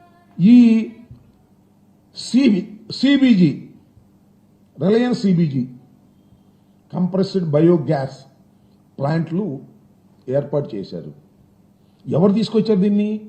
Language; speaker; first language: Telugu; native; Telugu